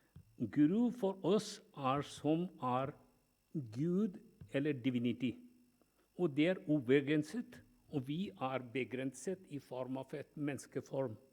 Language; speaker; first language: Norwegian; non-native, fluent; Punjabi